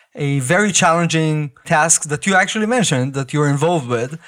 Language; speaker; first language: English; non-native, fluent; Hebrew